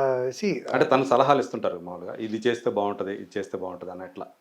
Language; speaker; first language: Telugu; native; Telugu